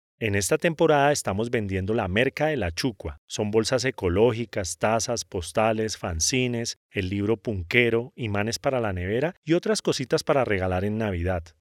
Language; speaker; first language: Spanish; native; Spanish